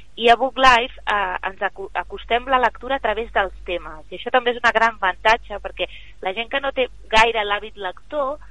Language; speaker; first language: Catalan; native; Catalan